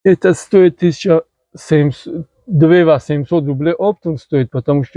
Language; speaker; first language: Russian; non-native, learner; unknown